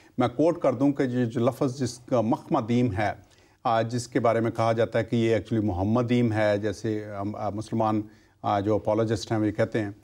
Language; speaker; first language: Urdu; non-native, local second language; Punjabi